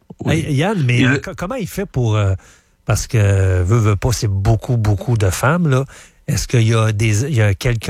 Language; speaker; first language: French; native; French